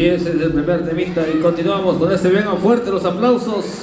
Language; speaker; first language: Spanish; native; Spanish